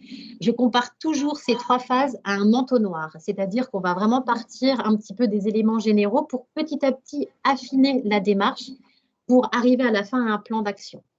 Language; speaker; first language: French; native; French